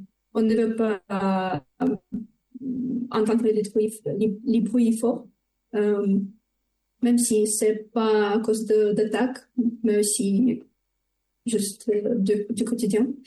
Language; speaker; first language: French; non-native, fluent; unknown